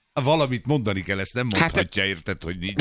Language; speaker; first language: Hungarian; native; Hungarian